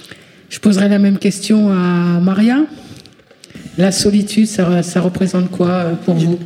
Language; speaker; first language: French; native; French